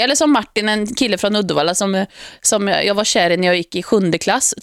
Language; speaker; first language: Swedish; native; Swedish